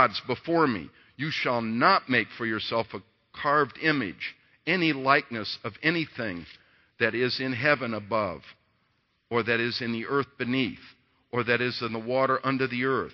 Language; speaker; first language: English; native; English